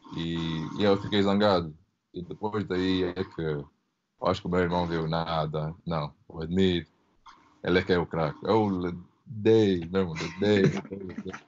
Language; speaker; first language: Portuguese; early bilingual, heritage; Portuguese